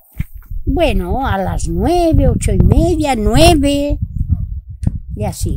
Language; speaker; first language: Spanish; non-native, local second language; Catalan